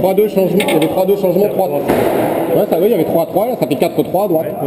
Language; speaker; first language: French; native; French